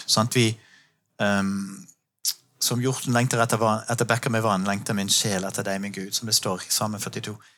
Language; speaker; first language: Norwegian; non-native, fluent; English